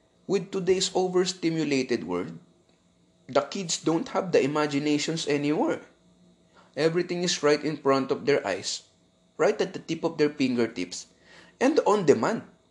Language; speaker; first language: English; non-native, local second language; Filipino